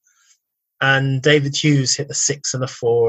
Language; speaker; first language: English; native; English